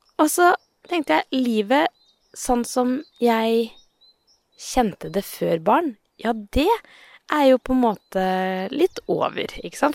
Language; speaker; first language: Norwegian; native; Norwegian